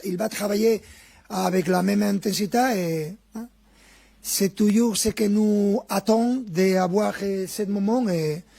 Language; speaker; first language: French; non-native, fluent; Spanish